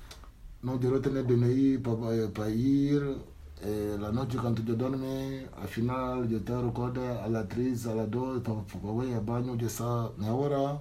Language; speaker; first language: Spanish; non-native, learner; Wolof